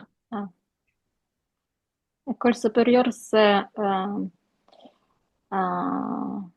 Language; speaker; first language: French; non-native, learner; Ukrainian